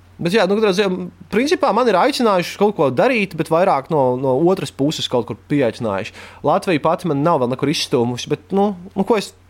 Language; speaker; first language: Latvian; native; Latvian